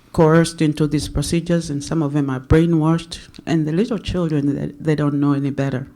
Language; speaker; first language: English; non-native, local second language; Swahili